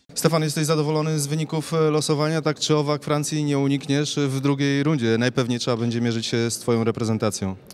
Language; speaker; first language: Polish; native; Polish